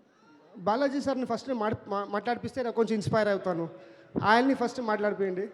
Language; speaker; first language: Telugu; non-native, local second language; Kannada